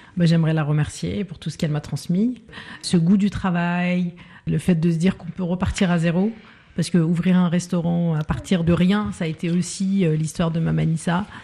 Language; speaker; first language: French; early bilingual, other home language; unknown